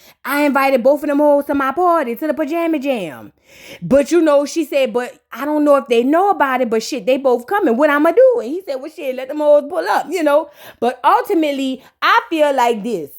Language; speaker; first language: English; native; English